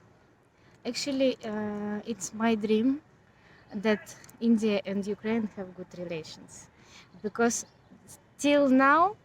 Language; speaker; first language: English; non-native, learner; Ukrainian